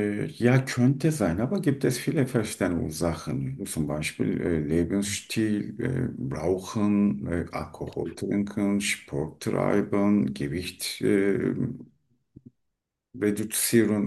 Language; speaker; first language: German; non-native, learner; Turkish